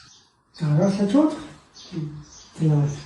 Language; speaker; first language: Chinese; native; Chinese